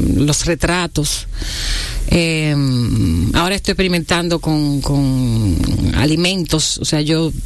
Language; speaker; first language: Spanish; native; Spanish